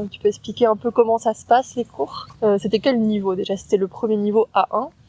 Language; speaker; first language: French; native; French